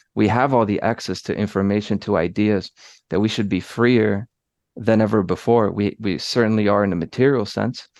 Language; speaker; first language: English; early bilingual, other home language; Polish